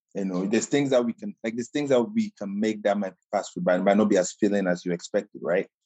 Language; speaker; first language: English; non-native, local second language; Akan